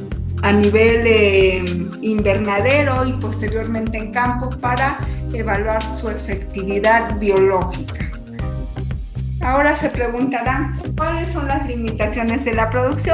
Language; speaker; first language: Spanish; native; Spanish